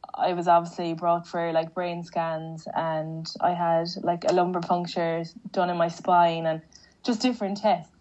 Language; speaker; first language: English; native; English